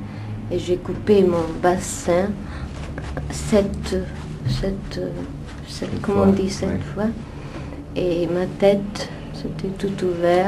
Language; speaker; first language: French; non-native, fluent; Italian